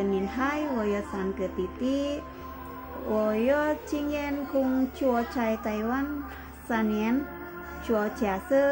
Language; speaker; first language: Chinese; non-native, learner; Indonesian